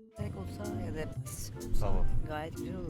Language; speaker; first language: Turkish; native; Turkish